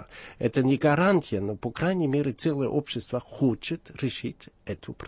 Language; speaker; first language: Russian; non-native, fluent; German